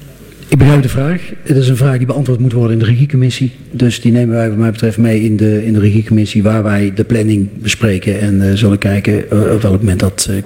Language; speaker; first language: Dutch; native; Dutch